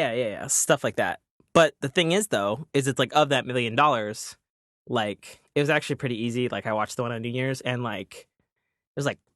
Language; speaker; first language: English; native; English